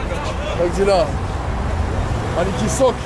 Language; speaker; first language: Russian; non-native, learner; French